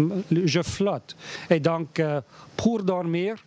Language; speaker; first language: French; non-native, learner; English